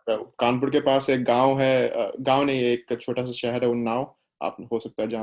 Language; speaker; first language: Hindi; native; Hindi